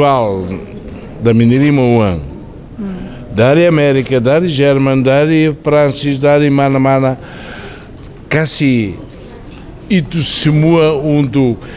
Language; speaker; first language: Indonesian; non-native, fluent; Tetum